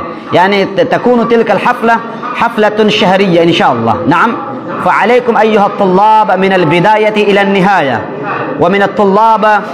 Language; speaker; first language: Arabic; non-native, fluent; Urdu